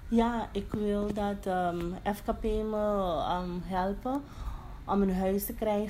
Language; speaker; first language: Dutch; non-native, local second language; Papiamento